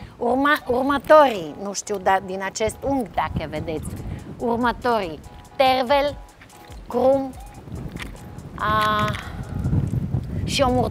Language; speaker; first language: Romanian; non-native, fluent; Bulgarian